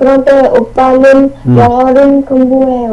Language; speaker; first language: Korean; non-native, learner; Vietnamese